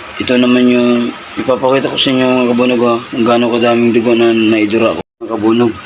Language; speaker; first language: Filipino; non-native, local second language; Cebuano